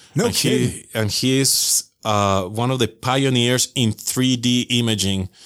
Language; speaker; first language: English; non-native, fluent; Spanish